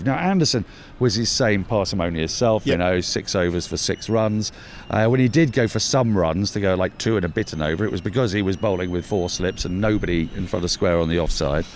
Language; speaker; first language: English; native; English